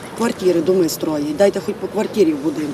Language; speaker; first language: Ukrainian; native; Ukrainian